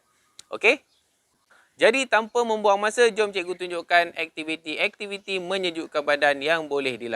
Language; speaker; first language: Malay; native; Malay